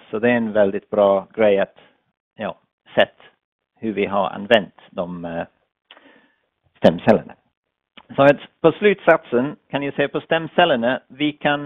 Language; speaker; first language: Swedish; non-native, fluent; English